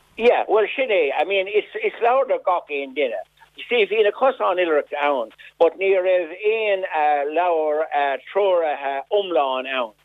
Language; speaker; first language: Irish; non-native, local second language; English